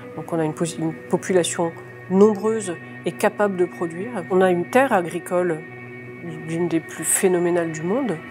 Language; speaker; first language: French; native; French